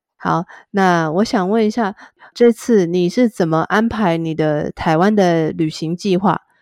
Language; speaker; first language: Chinese; native; Chinese